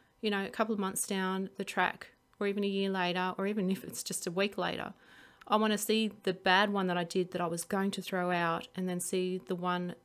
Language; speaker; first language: English; native; English